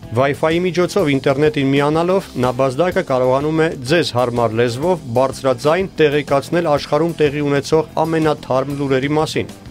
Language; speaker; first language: Armenian; native; Armenian